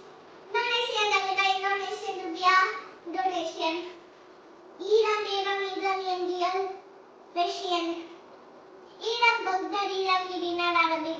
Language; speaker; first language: English; non-native, learner; Tamil